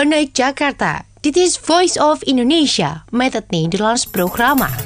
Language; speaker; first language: Dutch; non-native, fluent; Indonesian